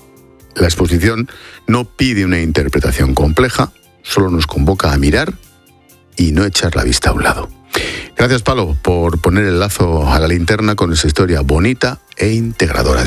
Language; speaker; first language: Spanish; native; Spanish